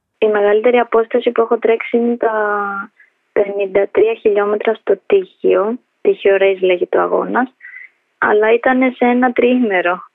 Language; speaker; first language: Greek; early bilingual, other home language; Albanian